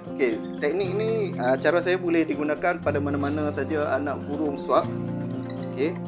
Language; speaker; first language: Malay; native; Malay